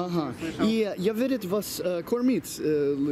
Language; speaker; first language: Russian; non-native, learner; English